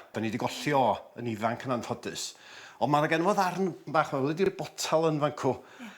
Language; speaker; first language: Welsh; native; Welsh